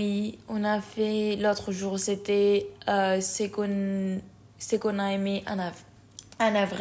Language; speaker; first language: French; non-native, learner; Spanish